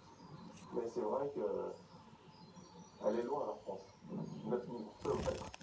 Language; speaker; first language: French; early bilingual, other home language; Chinese